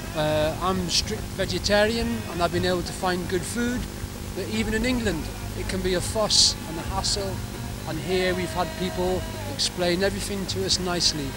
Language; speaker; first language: English; native; English